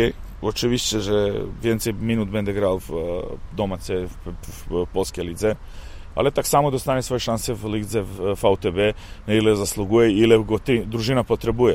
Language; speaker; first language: Polish; non-native, fluent; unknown